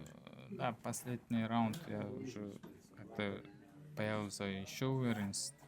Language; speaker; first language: Russian; non-native, learner; Uzbek